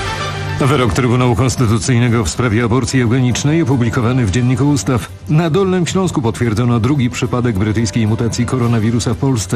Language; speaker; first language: Polish; native; Polish